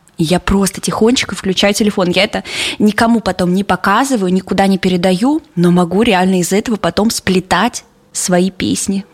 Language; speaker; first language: Russian; native; Russian